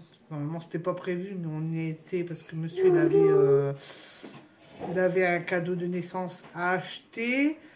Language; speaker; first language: French; native; French